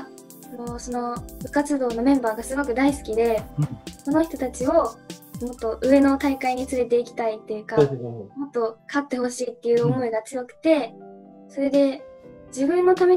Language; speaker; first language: Japanese; native; Japanese